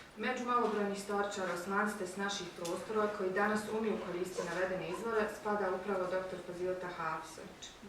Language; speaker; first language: Bosnian; native; Bosnian